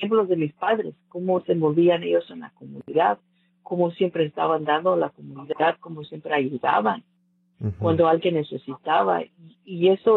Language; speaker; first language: Spanish; early bilingual, heritage; Spanish